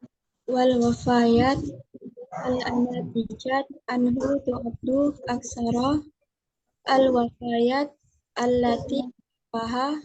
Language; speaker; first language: Arabic; non-native, learner; Indonesian